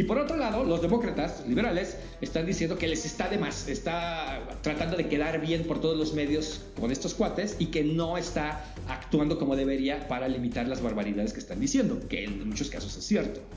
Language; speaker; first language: Spanish; native; Spanish